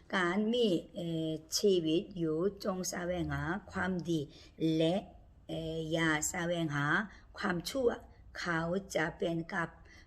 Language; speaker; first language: Thai; non-native, learner; Korean